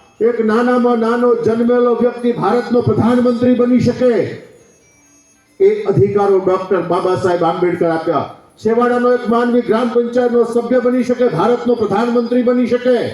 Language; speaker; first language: Gujarati; native; Gujarati